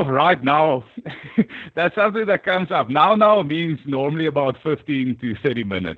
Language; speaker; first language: English; non-native, local second language; Afrikaans